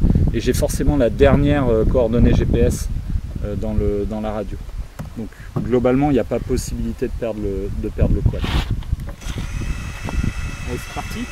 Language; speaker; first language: French; native; French